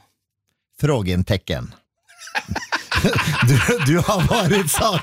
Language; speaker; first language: Swedish; non-native, learner; Norwegian